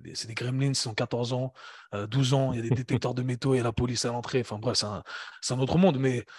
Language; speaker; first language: French; native; French